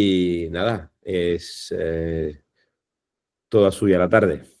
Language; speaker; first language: Spanish; native; Spanish